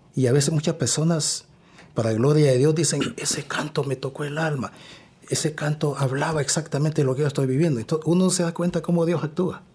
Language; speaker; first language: Spanish; native; Spanish